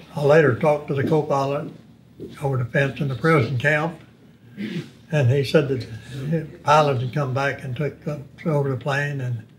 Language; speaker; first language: English; native; English